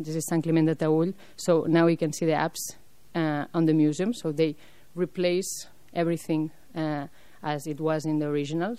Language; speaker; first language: English; non-native, fluent; French